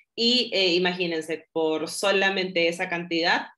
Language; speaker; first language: Spanish; native; Spanish